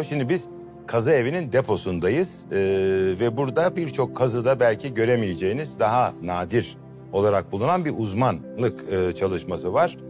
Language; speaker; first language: Turkish; native; Turkish